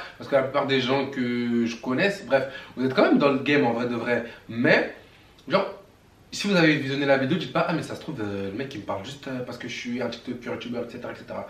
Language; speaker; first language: French; early bilingual, other home language; Bambara